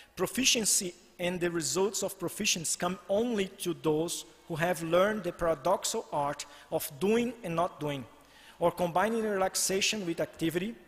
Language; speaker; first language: English; non-native, fluent; Portuguese